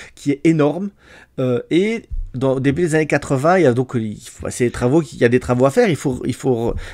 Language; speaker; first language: French; native; French